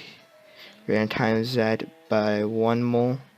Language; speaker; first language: English; native; English